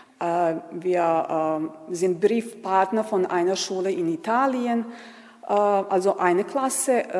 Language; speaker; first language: German; non-native, fluent; Serbian